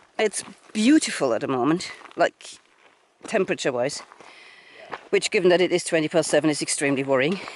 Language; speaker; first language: English; native; English